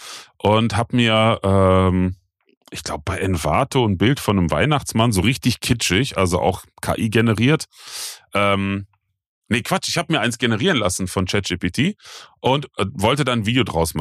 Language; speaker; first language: German; native; German